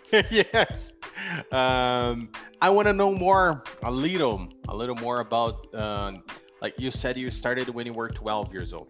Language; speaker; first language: English; non-native, fluent; Portuguese